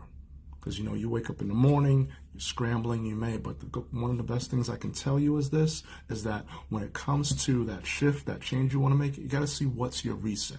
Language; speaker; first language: English; native; English